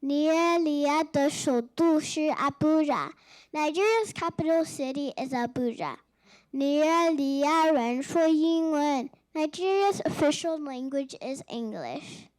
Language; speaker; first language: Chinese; non-native, learner; English